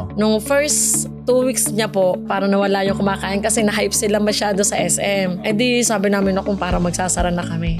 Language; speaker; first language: Filipino; native; Filipino